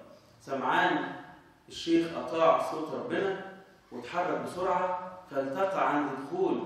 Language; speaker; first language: Arabic; native; Arabic